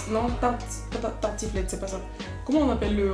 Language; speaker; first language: French; native; French